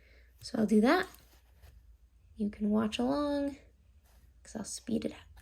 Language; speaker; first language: English; native; English